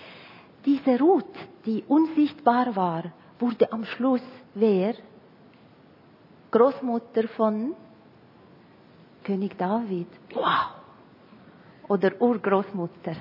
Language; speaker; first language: German; non-native, fluent; Arabic